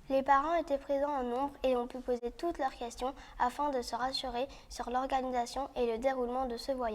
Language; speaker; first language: French; native; French